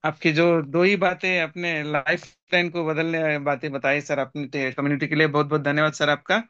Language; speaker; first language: Hindi; non-native, local second language; Telugu